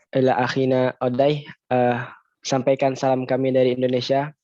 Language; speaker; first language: Indonesian; native; Indonesian